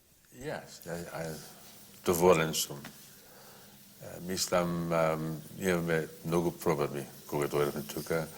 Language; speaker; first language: Macedonian; early bilingual, heritage; Macedonian